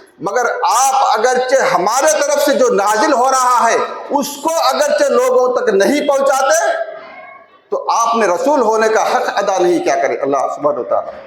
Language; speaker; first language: Urdu; non-native, local second language; Telugu